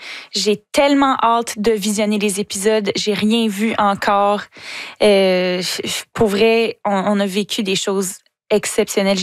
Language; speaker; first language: French; native; French